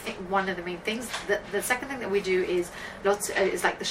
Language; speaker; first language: English; native; English